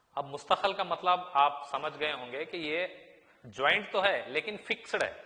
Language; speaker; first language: Urdu; native; Urdu